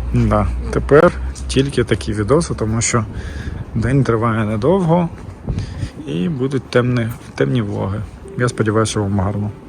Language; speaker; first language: Ukrainian; non-native, local second language; Russian